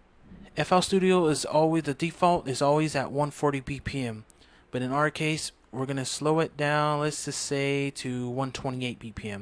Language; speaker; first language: English; native; English